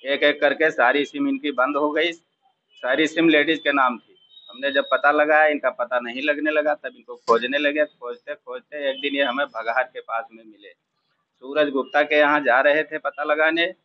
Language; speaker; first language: Hindi; native; Hindi